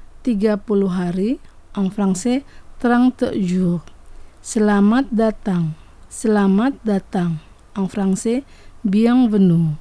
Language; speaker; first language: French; non-native, fluent; Indonesian